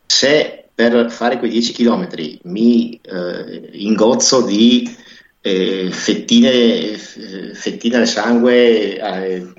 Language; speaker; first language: Italian; native; Italian